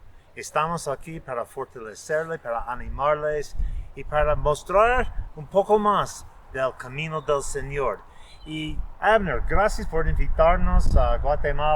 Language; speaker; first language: Spanish; non-native, fluent; English